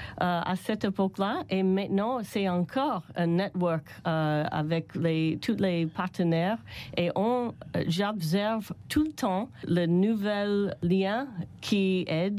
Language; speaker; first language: French; non-native, learner; English